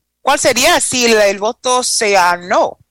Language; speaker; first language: Spanish; non-native, fluent; English